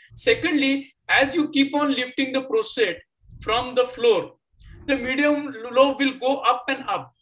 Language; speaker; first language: English; non-native, local second language; Marathi